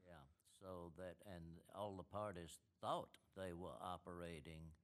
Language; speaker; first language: English; native; English